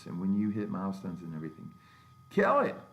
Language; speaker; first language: English; native; English